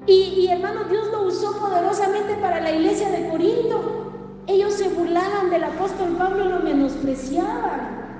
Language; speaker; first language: Spanish; native; Spanish